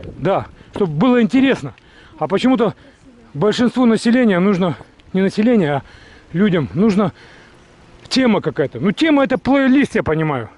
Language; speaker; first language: Russian; native; Russian